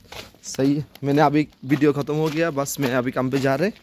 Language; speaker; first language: Hindi; non-native, learner; Bangla